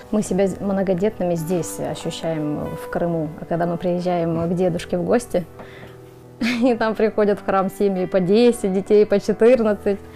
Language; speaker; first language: Russian; native; Russian